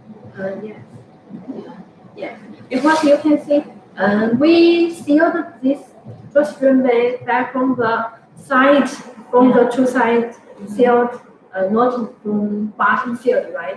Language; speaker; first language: English; non-native, fluent; Chinese